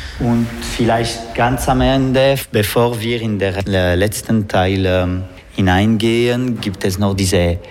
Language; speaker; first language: German; non-native, local second language; French